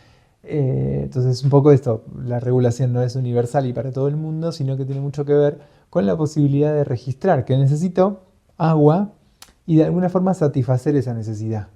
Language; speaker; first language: Spanish; native; Spanish